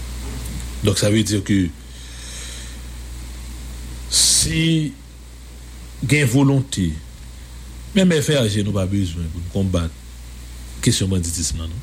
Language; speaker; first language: French; non-native, local second language; Haitian Creole